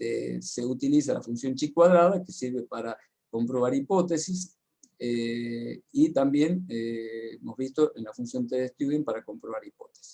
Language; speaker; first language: Spanish; native; Spanish